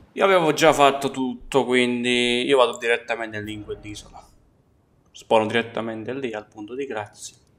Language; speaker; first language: Italian; native; Italian